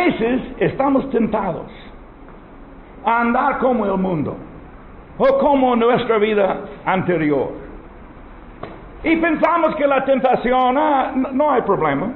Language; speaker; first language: Spanish; non-native, learner; English